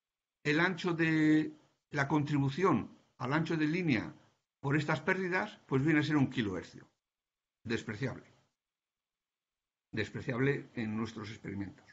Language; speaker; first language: Spanish; native; Spanish